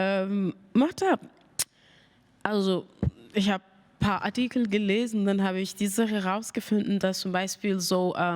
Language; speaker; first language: German; non-native, fluent; Mandingo